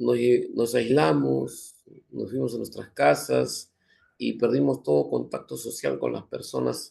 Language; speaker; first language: Spanish; native; Spanish